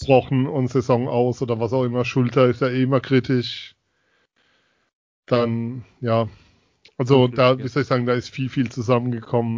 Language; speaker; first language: German; native; German